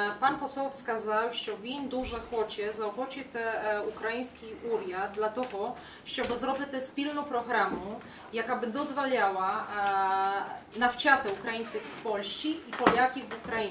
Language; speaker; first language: Ukrainian; non-native, fluent; Polish